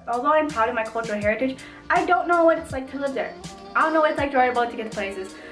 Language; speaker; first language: English; native; English